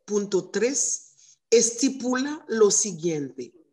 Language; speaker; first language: Spanish; non-native, learner; Haitian Creole